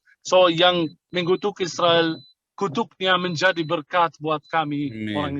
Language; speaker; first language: Indonesian; non-native, fluent; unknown